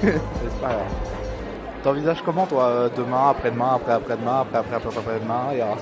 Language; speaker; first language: French; native; French